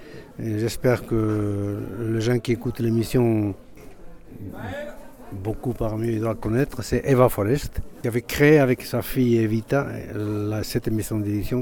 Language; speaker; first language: French; non-native, fluent; Basque